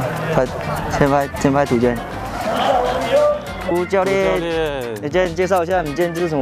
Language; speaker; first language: Chinese; native; Chinese